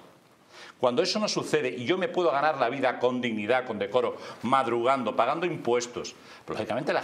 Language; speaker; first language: Spanish; native; Spanish